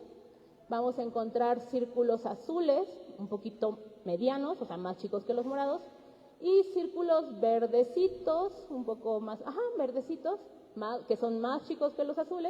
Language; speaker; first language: Spanish; native; Spanish